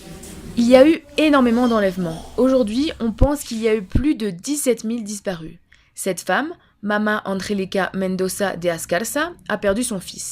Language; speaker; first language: French; native; French